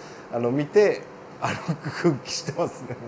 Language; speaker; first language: Japanese; native; Japanese